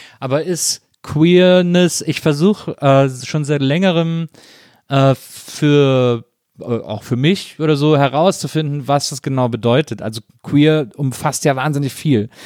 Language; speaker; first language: German; native; German